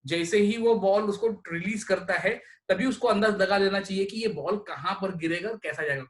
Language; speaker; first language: Hindi; non-native, local second language; Marathi